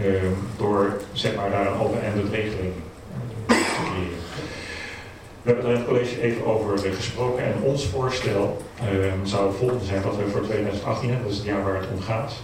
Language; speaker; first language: Dutch; native; Dutch